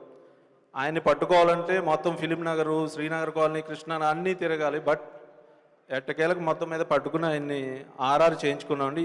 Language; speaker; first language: Telugu; native; Telugu